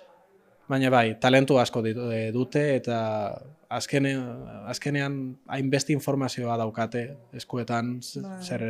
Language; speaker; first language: Basque; non-native, local second language; Spanish